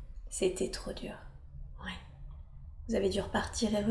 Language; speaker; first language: French; native; French